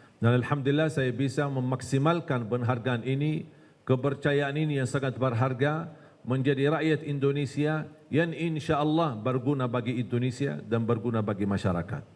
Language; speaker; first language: Malay; non-native, fluent; Arabic